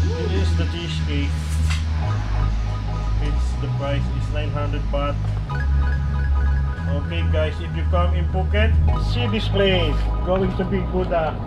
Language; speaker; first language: English; non-native, local second language; Filipino